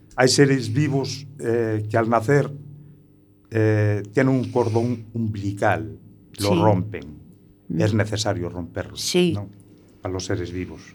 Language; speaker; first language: Spanish; native; Spanish